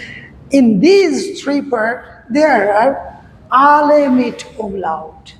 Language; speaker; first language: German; non-native, fluent; Bangla